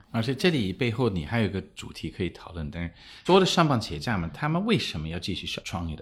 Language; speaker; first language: Chinese; non-native, fluent; English